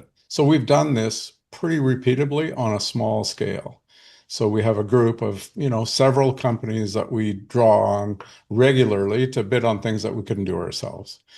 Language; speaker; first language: English; native; English